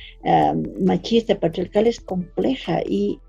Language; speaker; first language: Spanish; native; Spanish